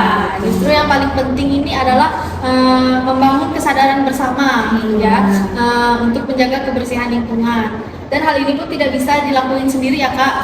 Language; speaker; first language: Indonesian; native; Indonesian